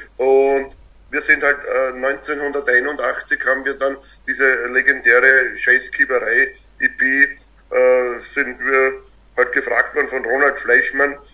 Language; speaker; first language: German; native; German